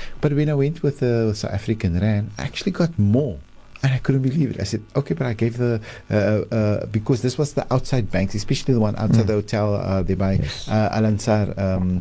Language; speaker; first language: English; native; English